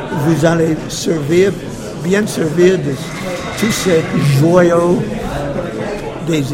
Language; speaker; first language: French; non-native, fluent; English